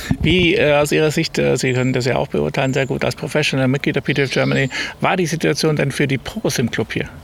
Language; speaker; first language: German; native; German